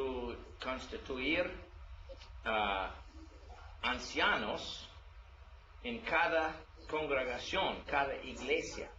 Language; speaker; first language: Spanish; non-native, learner; English